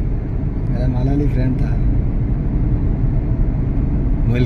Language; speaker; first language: Hindi; non-native, learner; Bangla